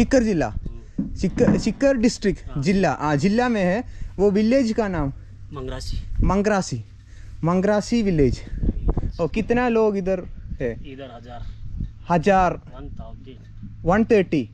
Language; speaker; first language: Hindi; non-native, learner; Malayalam